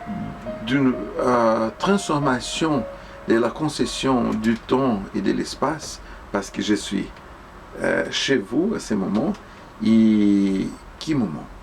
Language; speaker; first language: French; non-native, fluent; Portuguese